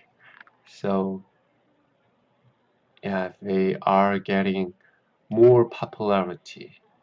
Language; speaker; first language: English; non-native, learner; Korean